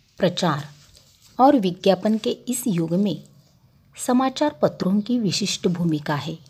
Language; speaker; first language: Hindi; non-native, local second language; Marathi